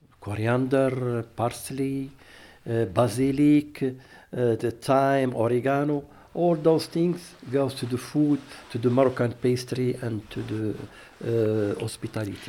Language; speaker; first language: English; non-native, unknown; Arabic